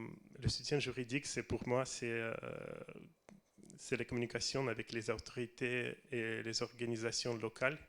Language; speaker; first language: French; non-native, learner; Russian